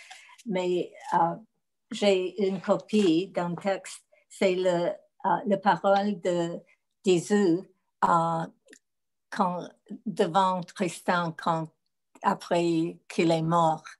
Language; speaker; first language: French; non-native, fluent; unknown